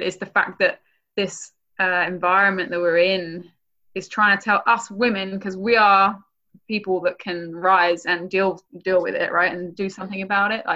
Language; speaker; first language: English; native; English